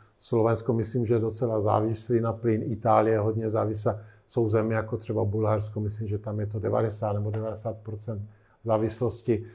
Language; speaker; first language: Czech; non-native, fluent; Italian